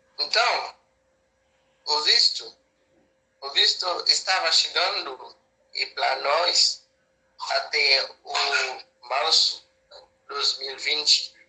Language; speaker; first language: Portuguese; non-native, learner; Haitian Creole